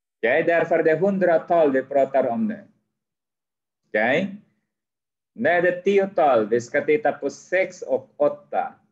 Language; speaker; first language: Swedish; non-native, fluent; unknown